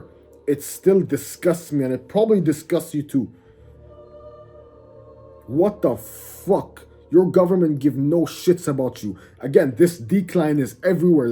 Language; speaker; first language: English; native; English